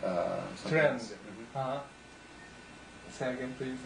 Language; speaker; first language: English; non-native, learner; Japanese